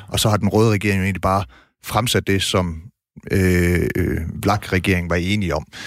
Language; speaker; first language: Danish; native; Danish